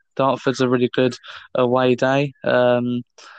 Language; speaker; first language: English; native; English